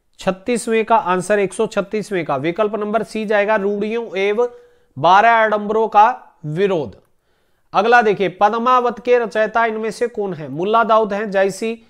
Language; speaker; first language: Hindi; native; Hindi